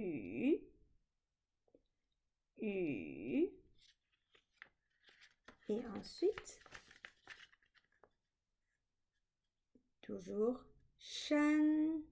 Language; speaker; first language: French; non-native, fluent; Chinese